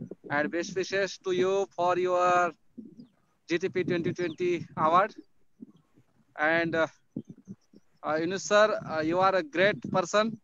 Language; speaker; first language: English; non-native, local second language; Marathi